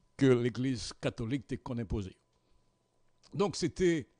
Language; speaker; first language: French; native; French